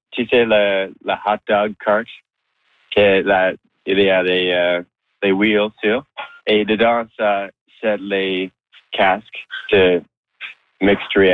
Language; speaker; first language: French; non-native, local second language; English